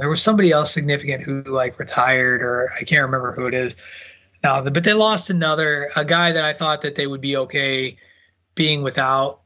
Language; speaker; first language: English; native; English